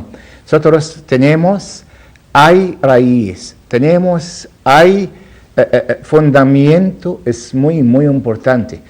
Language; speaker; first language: Spanish; non-native, learner; Arabic